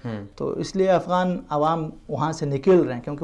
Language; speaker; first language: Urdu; non-native, fluent; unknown